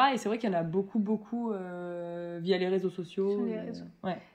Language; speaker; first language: French; native; French